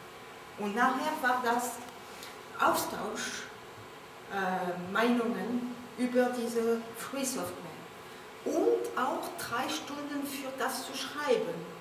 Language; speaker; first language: German; non-native, learner; French